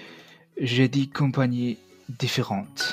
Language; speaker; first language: French; non-native, learner; Mongolian